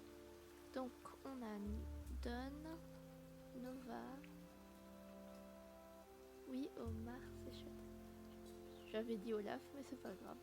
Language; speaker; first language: French; native; French